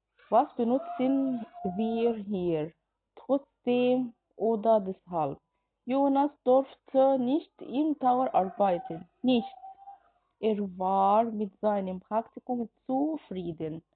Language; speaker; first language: German; non-native, fluent; Arabic